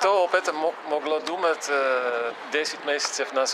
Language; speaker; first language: Russian; non-native, fluent; Dutch